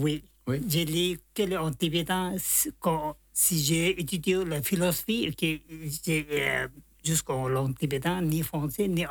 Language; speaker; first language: French; non-native, learner; Tibetan